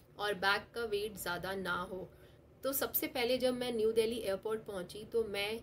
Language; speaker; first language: Hindi; non-native, local second language; Telugu